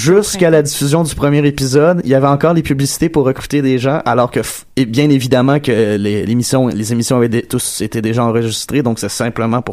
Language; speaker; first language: French; native; French